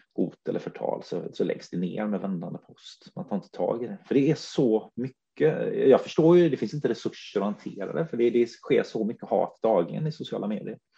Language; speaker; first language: Swedish; native; Swedish